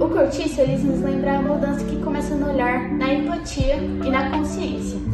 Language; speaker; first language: Portuguese; native; Portuguese